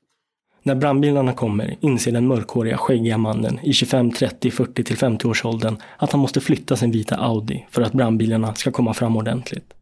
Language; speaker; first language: Swedish; native; Swedish